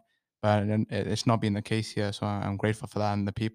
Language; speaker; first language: English; native; English